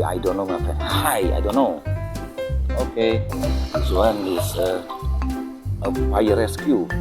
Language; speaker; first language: English; non-native, learner; Indonesian